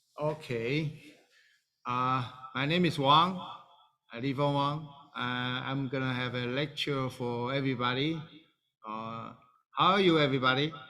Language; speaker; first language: English; non-native, learner; Chinese